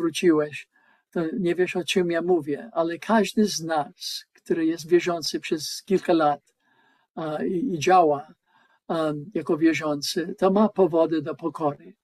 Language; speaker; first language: Polish; non-native, learner; English